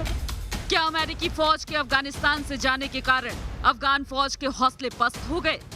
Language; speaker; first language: Hindi; native; Hindi